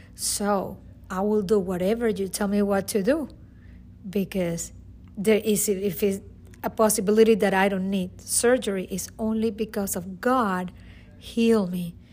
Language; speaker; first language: English; non-native, fluent; Spanish